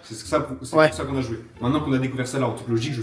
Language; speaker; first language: French; native; French